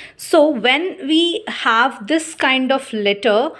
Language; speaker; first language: English; non-native, local second language; Hindi